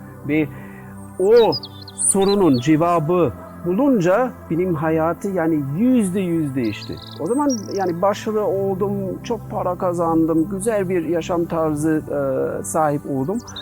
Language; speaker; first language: Turkish; non-native, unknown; German